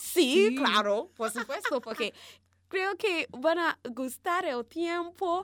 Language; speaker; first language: Spanish; non-native, learner; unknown